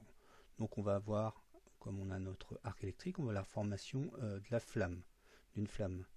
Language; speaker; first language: French; native; French